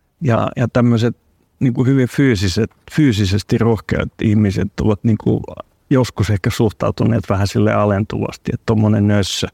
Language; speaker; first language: Finnish; non-native, local second language; Swedish